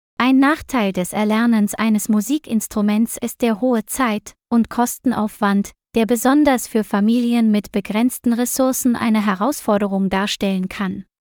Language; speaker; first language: German; non-native, fluent; Vietnamese